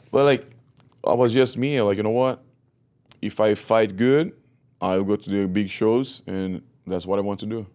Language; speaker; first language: English; non-native, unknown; Portuguese